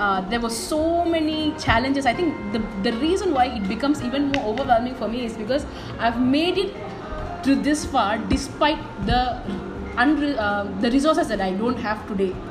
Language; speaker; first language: English; non-native, local second language; Tamil